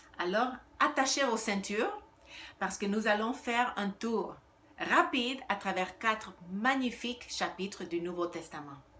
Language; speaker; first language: French; non-native, fluent; Spanish